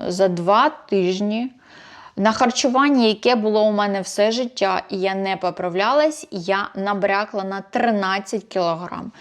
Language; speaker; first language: Ukrainian; non-native, local second language; Russian